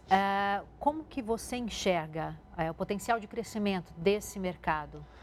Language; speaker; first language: Portuguese; native; Portuguese